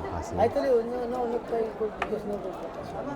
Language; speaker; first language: English; non-native, learner; Arabic